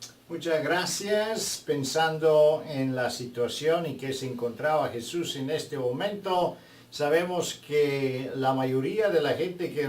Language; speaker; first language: Spanish; non-native, fluent; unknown